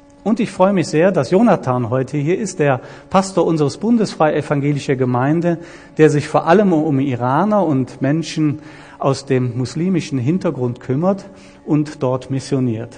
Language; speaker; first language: German; native; German